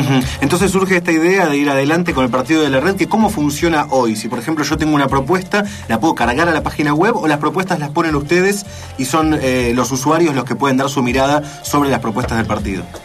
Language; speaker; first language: Spanish; native; Spanish